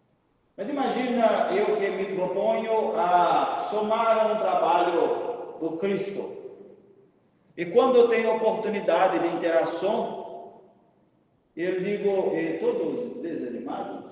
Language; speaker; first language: Portuguese; non-native, fluent; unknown